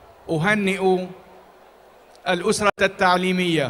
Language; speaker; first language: Arabic; native; Arabic